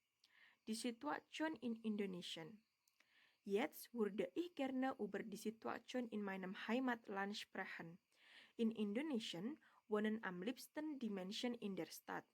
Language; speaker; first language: German; non-native, learner; Indonesian